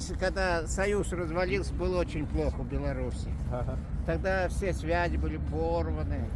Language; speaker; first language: Russian; native; Russian